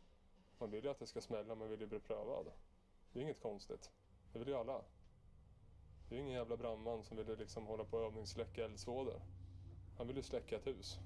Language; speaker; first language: Swedish; native; Swedish